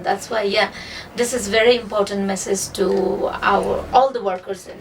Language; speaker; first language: English; non-native, fluent; Nepali